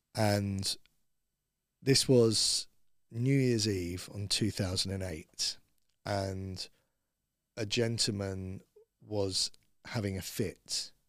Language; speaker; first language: English; native; English